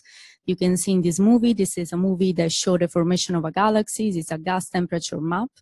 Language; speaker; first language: English; non-native, fluent; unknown